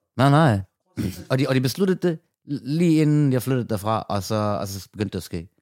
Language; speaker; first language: Danish; early bilingual, other home language; Persian